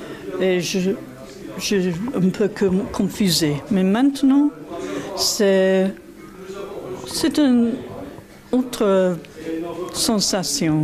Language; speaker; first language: French; non-native, learner; English